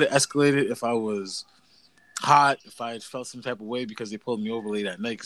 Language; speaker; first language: English; native; English